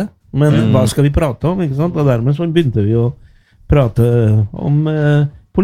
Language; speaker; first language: Norwegian; non-native, fluent; Spanish